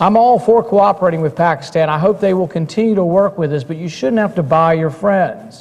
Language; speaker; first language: English; native; English